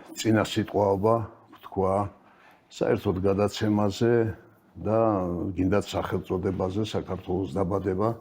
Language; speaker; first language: Georgian; native; Georgian